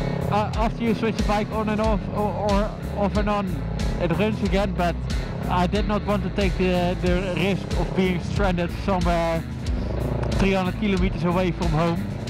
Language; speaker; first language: English; non-native, fluent; Dutch